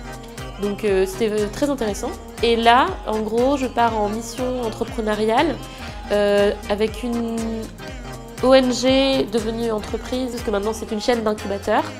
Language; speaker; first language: French; non-native, local second language; Malagasy